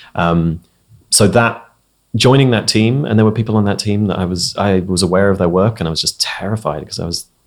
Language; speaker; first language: English; native; English